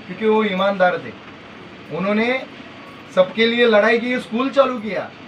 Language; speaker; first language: Hindi; non-native, local second language; Marathi